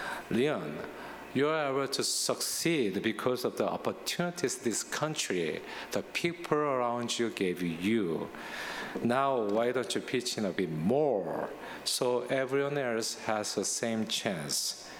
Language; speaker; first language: English; non-native, fluent; Korean